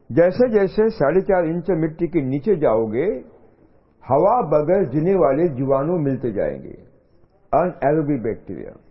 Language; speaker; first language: Hindi; non-native, local second language; Marathi